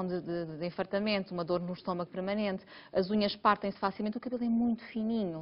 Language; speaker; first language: Portuguese; native; Portuguese